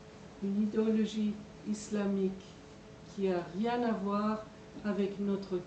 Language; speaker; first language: French; non-native, fluent; Persian